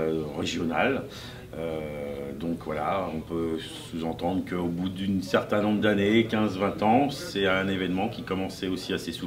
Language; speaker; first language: French; native; French